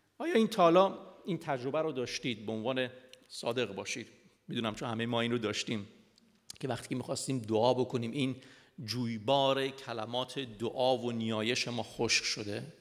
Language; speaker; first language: Persian; non-native, local second language; Armenian